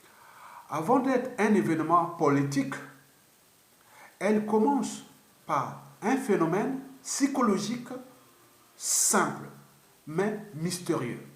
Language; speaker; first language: French; non-native, local second language; Lingala